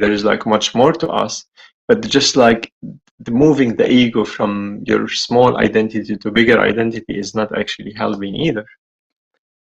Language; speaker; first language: English; non-native, fluent; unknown